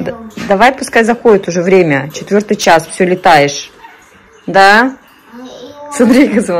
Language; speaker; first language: Russian; native; Russian